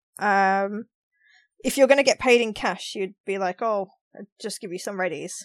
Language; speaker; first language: English; native; English